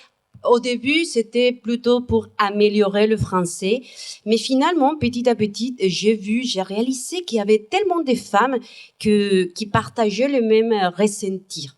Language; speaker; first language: French; non-native, fluent; Spanish